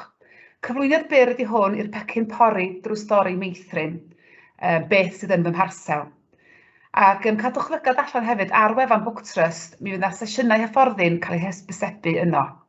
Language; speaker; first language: Welsh; native; Welsh